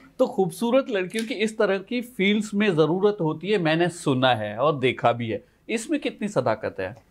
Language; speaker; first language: Urdu; non-native, local second language; Sindhi